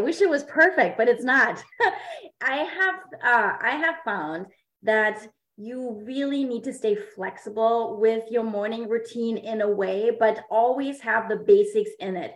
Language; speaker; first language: English; non-native, fluent; German